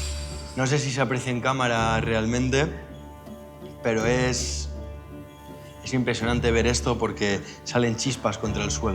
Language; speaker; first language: Spanish; native; Spanish